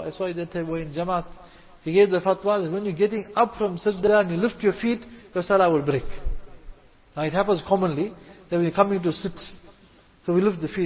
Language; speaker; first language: English; native; English